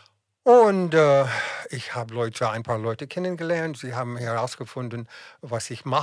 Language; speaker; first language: German; non-native, fluent; English